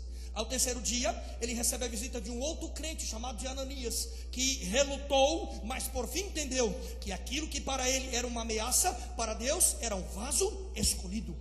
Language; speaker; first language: Portuguese; native; Portuguese